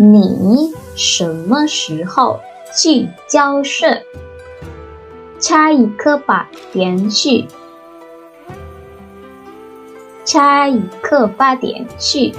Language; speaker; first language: Chinese; non-native, fluent; Indonesian